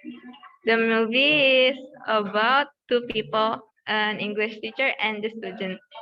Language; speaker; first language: English; non-native, learner; Indonesian